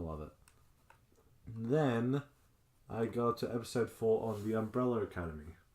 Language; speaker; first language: English; native; English